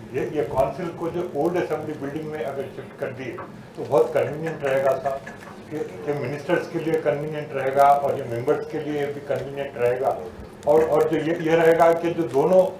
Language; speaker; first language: Hindi; native; Hindi